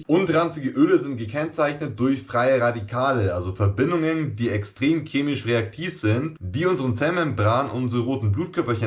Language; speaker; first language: German; native; German